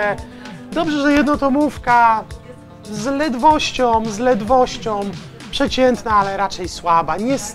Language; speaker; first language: Polish; native; Polish